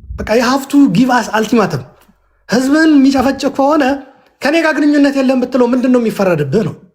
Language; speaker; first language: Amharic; non-native, local second language; Tigrinya